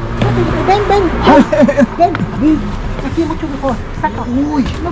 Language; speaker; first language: Spanish; non-native, learner; Filipino